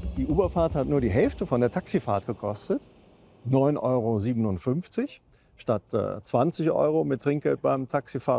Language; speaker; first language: German; native; German